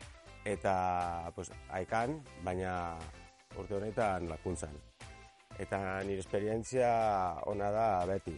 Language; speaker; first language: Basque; non-native, learner; Spanish